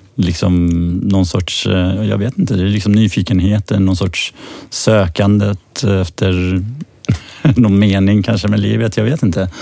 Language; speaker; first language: Swedish; early bilingual, other home language; Persian